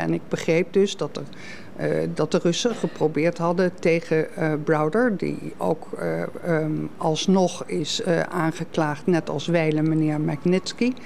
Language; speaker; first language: Dutch; native; Dutch